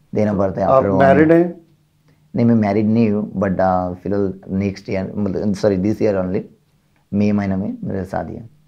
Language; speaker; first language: Hindi; non-native, local second language; Bangla